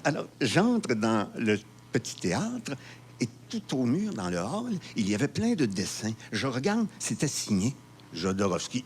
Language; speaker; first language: French; native; French